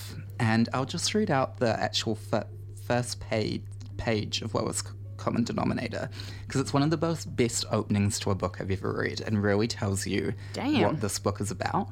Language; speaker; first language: English; native; English